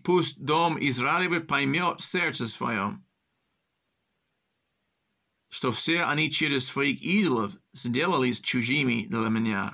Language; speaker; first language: Russian; early bilingual, heritage; English